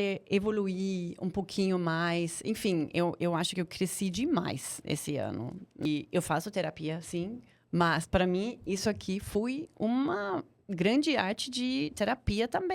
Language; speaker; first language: Portuguese; non-native, fluent; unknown